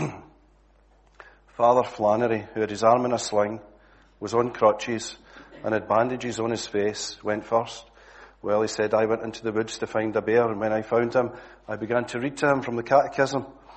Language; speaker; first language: English; native; English